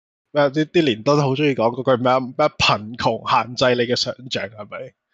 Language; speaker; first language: Cantonese; native; Cantonese